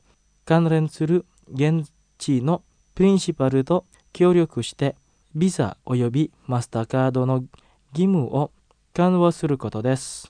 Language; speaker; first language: Japanese; non-native, fluent; Indonesian